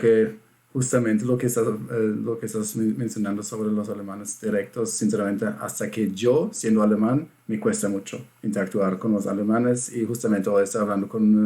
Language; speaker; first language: Spanish; non-native, fluent; German